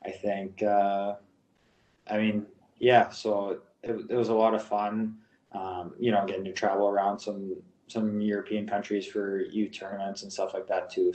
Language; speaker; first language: English; non-native, fluent; Russian